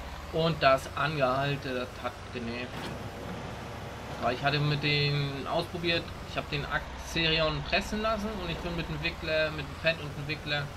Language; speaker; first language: German; native; German